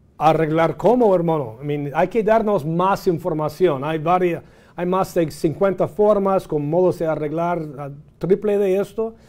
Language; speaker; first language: Spanish; non-native, fluent; English